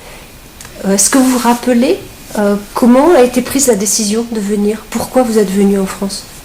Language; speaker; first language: French; native; French